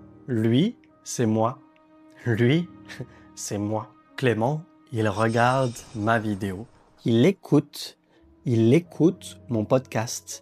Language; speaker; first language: French; native; French